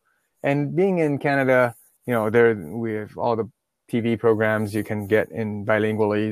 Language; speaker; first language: English; non-native, fluent; Chinese